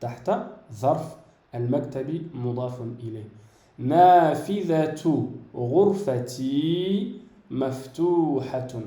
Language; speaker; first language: Arabic; non-native, fluent; French